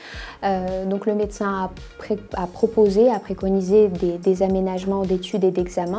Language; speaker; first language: French; native; French